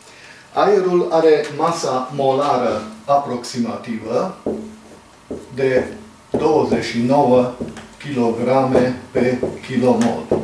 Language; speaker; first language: Romanian; native; Romanian